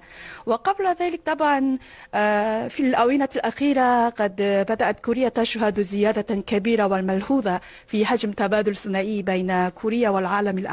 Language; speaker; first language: Arabic; non-native, fluent; Korean